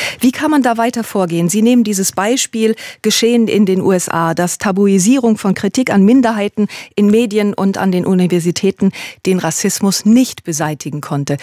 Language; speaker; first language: German; native; German